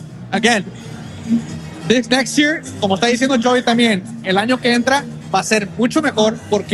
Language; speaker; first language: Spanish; early bilingual, heritage; Spanish